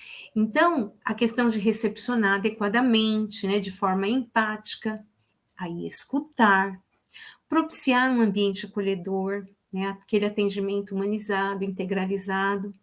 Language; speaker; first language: Portuguese; native; Portuguese